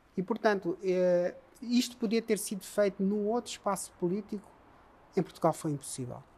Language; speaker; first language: Portuguese; native; Portuguese